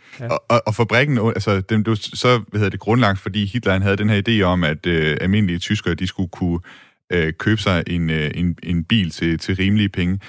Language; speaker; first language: Danish; native; Danish